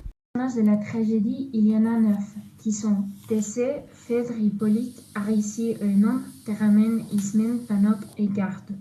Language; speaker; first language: French; non-native, fluent; Spanish